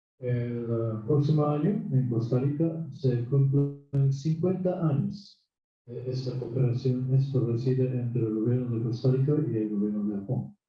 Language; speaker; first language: Spanish; non-native, fluent; Japanese